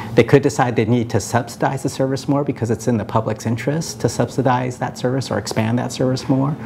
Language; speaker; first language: English; native; English